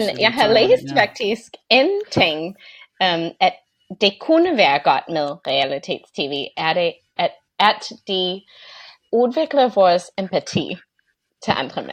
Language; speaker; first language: Danish; non-native, fluent; English